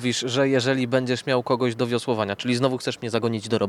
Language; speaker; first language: Polish; native; Polish